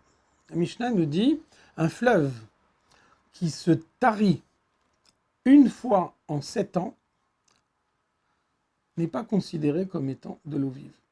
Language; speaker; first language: French; native; French